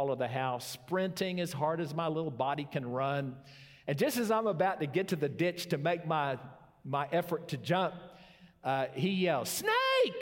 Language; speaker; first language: English; native; English